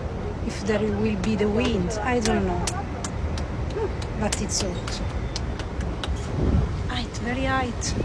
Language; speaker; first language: English; non-native, learner; Italian